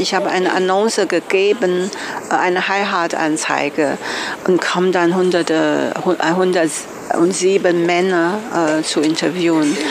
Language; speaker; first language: German; non-native, learner; Chinese